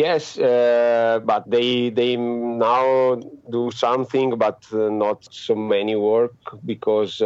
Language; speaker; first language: English; non-native, fluent; Italian